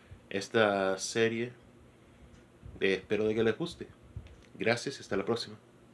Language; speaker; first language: Spanish; early bilingual, heritage; Spanish